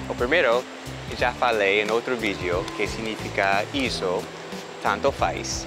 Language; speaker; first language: Portuguese; non-native, fluent; English